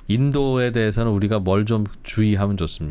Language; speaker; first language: Korean; native; Korean